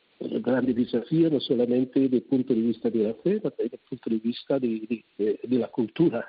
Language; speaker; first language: Spanish; non-native, fluent; Cebuano